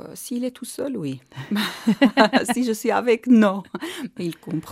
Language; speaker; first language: French; non-native, learner; Armenian